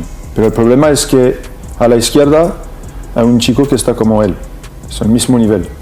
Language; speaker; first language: Spanish; non-native, fluent; French